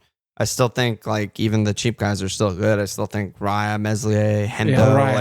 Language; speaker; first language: English; native; English